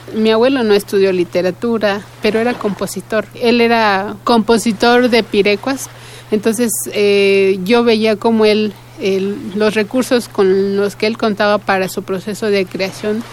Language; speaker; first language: Spanish; native; Spanish